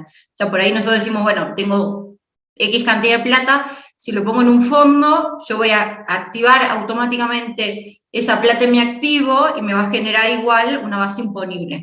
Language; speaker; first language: Spanish; native; Spanish